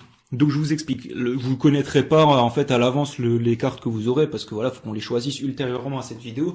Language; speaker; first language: French; native; French